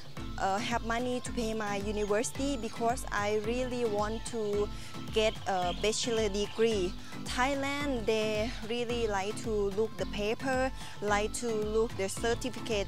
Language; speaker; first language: English; non-native, learner; Thai